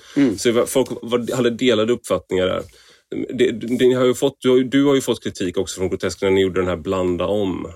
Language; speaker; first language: Swedish; native; Swedish